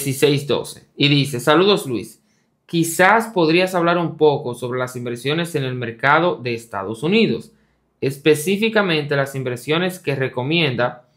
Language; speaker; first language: Spanish; native; Spanish